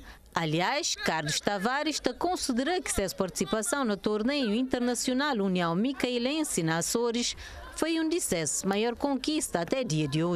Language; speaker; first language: Portuguese; non-native, local second language; Kabuverdianu